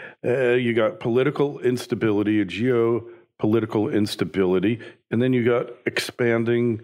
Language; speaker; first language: English; native; English